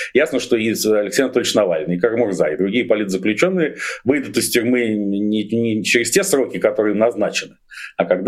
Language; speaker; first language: Russian; native; Russian